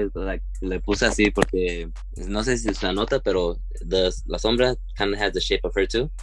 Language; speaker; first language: Spanish; early bilingual, heritage; Spanish